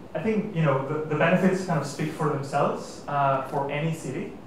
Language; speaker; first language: English; non-native, fluent; Catalan